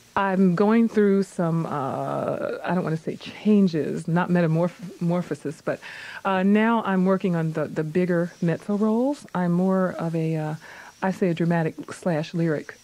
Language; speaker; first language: English; native; English